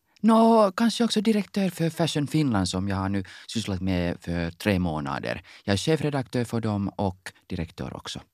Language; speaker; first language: Swedish; non-native, local second language; Finnish